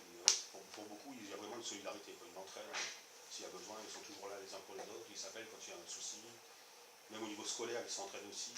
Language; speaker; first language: French; native; French